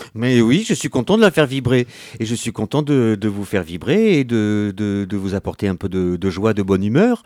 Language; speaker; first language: French; native; French